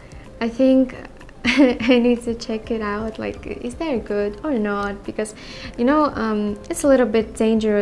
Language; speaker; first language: English; non-native, learner; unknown